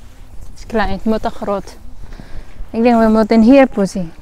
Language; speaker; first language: Dutch; non-native, learner; Filipino